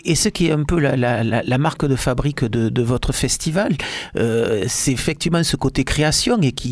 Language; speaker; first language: French; native; French